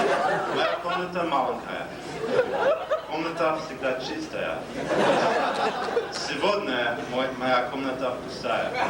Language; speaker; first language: Russian; non-native, learner; English